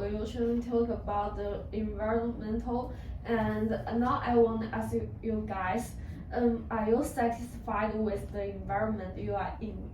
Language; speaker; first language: English; non-native, learner; Chinese